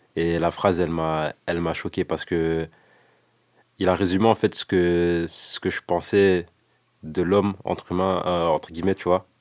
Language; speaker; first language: French; early bilingual, other home language; Lingala